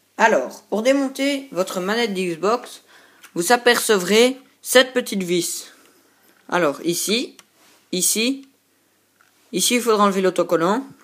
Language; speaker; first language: French; native; French